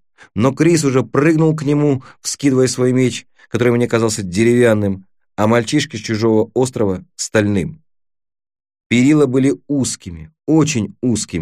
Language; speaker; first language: Russian; native; Russian